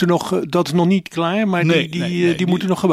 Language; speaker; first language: Dutch; native; Dutch